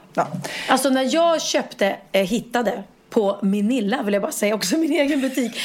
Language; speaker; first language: Swedish; native; Swedish